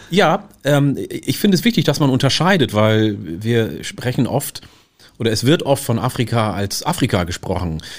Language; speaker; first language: German; early bilingual, other home language; Oromo